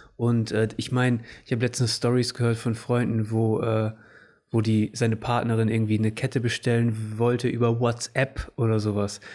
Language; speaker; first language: German; early bilingual, other home language; Portuguese